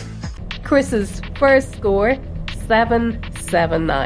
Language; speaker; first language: English; native; English